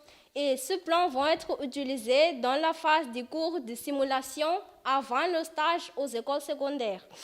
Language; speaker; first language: French; non-native, fluent; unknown